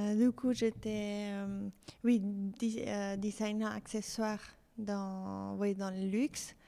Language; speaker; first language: French; non-native, fluent; Spanish